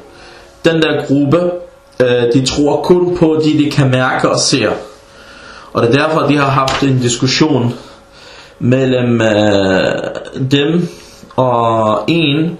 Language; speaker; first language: Danish; non-native, fluent; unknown